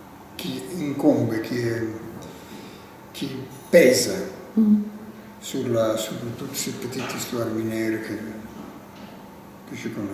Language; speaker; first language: French; non-native, fluent; Italian